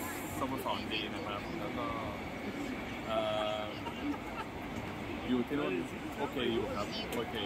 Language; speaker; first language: Thai; non-native, learner; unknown